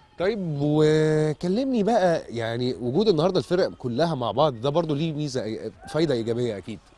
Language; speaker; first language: Egyptian Arabic; native; Egyptian Arabic